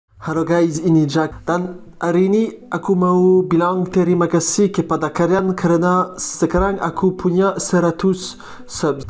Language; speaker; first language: Indonesian; non-native, learner; French